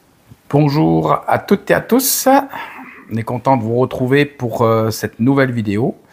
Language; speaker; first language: French; native; French